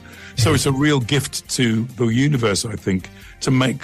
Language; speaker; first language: English; native; English